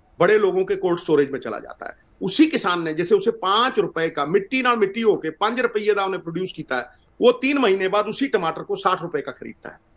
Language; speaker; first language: Hindi; non-native, local second language; Punjabi